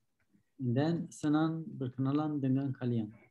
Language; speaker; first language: Indonesian; non-native, learner; Turkish